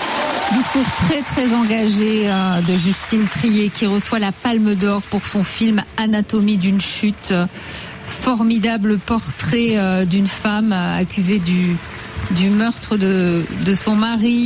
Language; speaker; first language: French; native; French